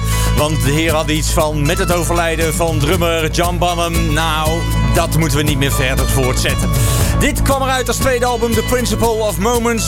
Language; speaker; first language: Dutch; native; Dutch